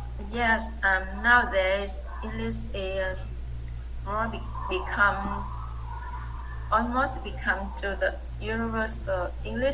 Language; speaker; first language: English; non-native, learner; Vietnamese